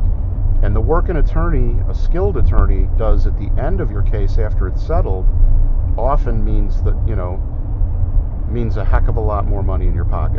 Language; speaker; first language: English; native; English